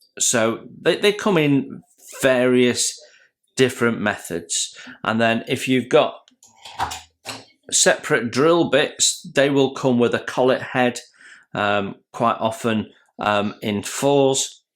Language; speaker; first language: English; native; English